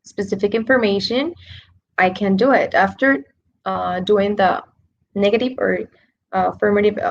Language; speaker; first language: English; non-native, fluent; Spanish